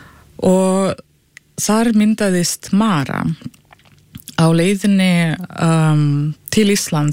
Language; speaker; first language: Icelandic; non-native, fluent; Russian